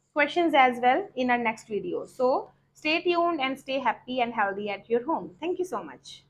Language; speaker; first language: English; non-native, local second language; Punjabi